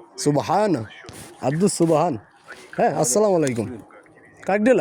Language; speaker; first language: Russian; non-native, learner; Bangla